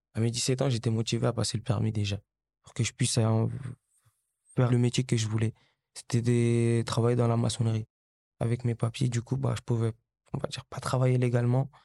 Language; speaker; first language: French; early bilingual, other home language; Kabuverdianu